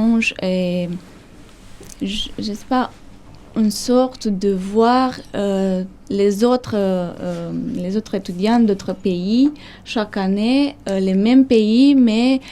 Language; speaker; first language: French; non-native, fluent; Romanian